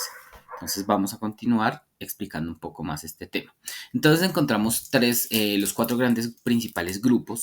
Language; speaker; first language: Spanish; native; Spanish